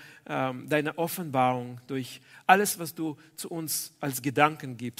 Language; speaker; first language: German; non-native, fluent; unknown